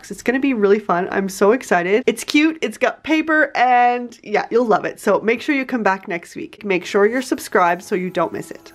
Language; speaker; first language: English; native; English